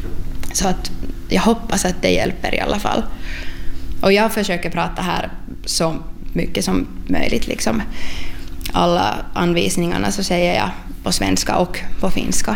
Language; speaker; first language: Swedish; non-native, local second language; Finnish